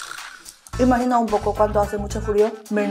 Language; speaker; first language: Spanish; non-native, learner; Korean